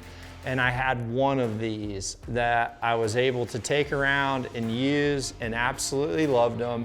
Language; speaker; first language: English; native; English